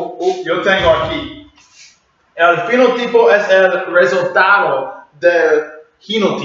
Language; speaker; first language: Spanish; non-native, learner; English